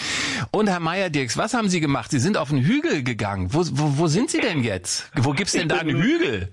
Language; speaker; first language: German; native; German